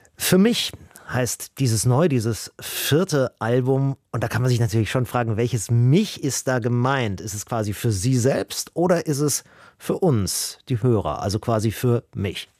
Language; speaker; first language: German; native; German